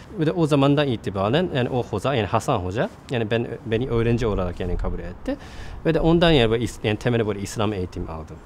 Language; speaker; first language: Turkish; non-native, fluent; Japanese